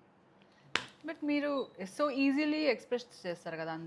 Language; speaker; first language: Telugu; non-native, fluent; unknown